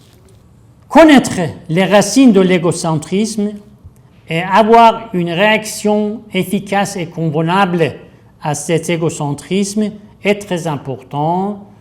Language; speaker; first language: French; non-native, fluent; Persian